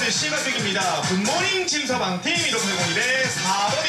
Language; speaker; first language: Korean; native; Korean